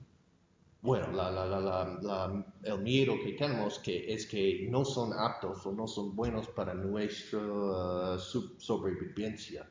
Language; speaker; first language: Spanish; non-native, fluent; English